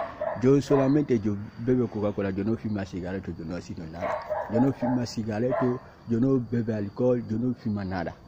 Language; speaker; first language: Spanish; non-native, learner; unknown